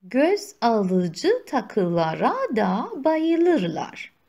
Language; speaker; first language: Turkish; non-native, fluent; Persian